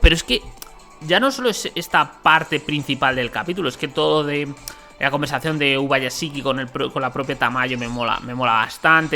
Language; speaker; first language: Spanish; native; Spanish